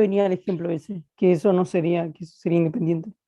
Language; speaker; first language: Spanish; native; Spanish